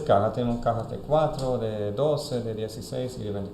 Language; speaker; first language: Spanish; non-native, fluent; German